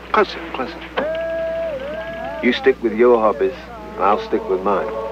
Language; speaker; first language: English; native; English